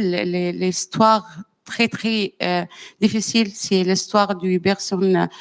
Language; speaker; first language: French; non-native, learner; Arabic